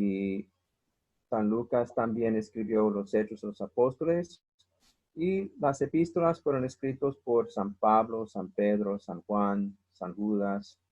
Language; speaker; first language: Spanish; non-native, fluent; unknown